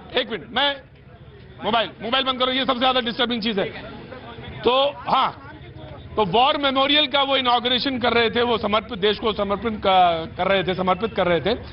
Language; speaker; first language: Hindi; native; Hindi